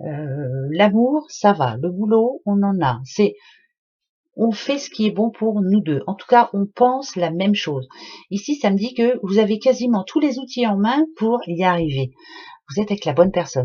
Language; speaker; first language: French; native; French